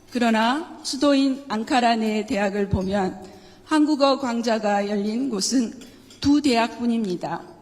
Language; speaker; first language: Korean; native; Korean